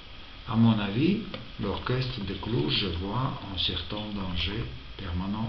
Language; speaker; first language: French; non-native, fluent; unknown